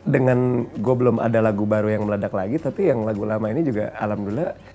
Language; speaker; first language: Indonesian; native; Indonesian